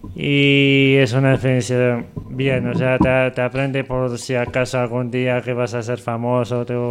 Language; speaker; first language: Spanish; non-native, fluent; Arabic